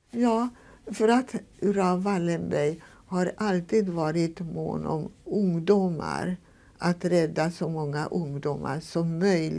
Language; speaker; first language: Swedish; non-native, fluent; Hungarian